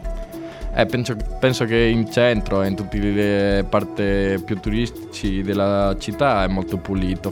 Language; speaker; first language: Italian; non-native, learner; Spanish